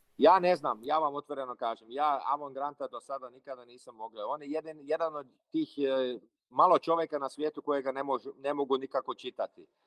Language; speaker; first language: Croatian; early bilingual, heritage; Croatian